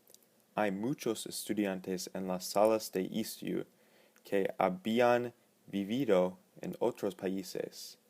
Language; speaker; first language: Spanish; non-native, learner; English